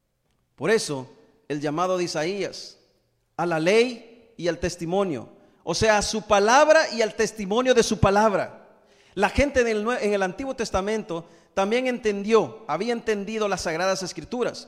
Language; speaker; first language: Spanish; native; Spanish